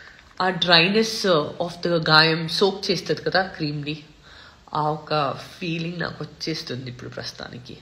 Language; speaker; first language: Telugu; non-native, local second language; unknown